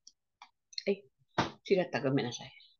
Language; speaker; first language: Japanese; non-native, fluent; Filipino